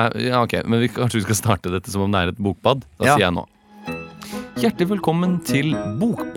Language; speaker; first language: Norwegian; native; Norwegian